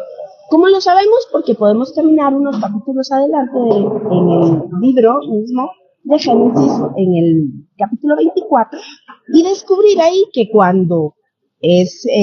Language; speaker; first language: Spanish; native; Spanish